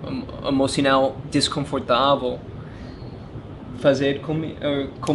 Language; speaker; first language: Portuguese; non-native, learner; English